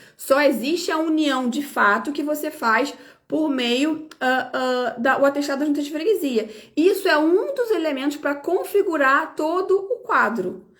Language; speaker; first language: Portuguese; native; Portuguese